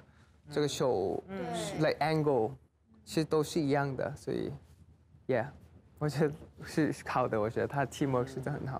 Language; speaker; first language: Chinese; non-native, learner; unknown